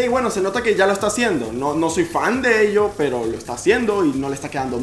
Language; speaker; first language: Spanish; native; Spanish